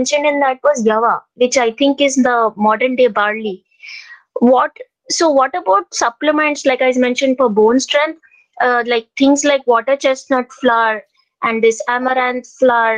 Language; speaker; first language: English; non-native, local second language; Hindi